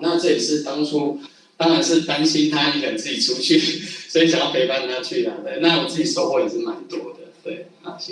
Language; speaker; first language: Chinese; native; Chinese